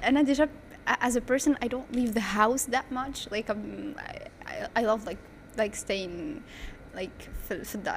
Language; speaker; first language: English; non-native, fluent; Arabic